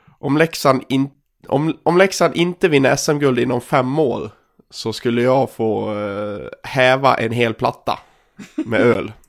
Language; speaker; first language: Swedish; native; Swedish